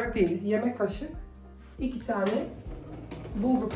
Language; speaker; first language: Turkish; early bilingual, heritage; Turkish